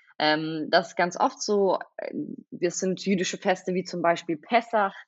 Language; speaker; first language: German; native; German